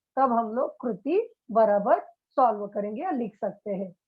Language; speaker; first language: Hindi; non-native, local second language; Marathi